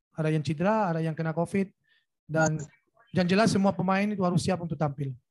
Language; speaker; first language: Indonesian; non-native, fluent; Spanish